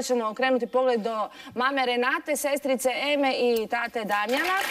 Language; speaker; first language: Croatian; native; Croatian